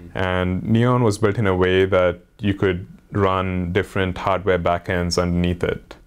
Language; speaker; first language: English; non-native, local second language; Hindi